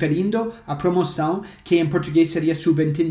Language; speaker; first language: Portuguese; non-native, fluent; English